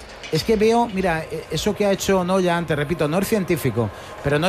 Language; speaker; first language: Spanish; native; Spanish